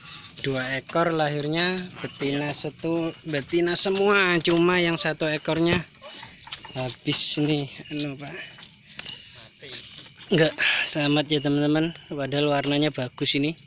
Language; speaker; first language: Indonesian; native; Indonesian